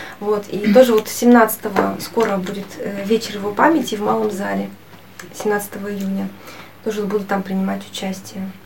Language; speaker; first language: Russian; native; Russian